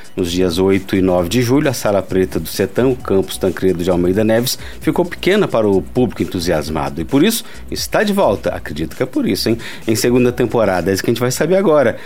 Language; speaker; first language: Portuguese; native; Portuguese